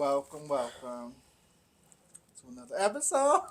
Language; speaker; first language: English; native; English